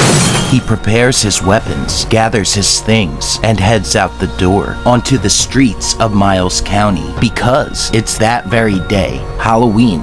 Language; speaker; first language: English; native; English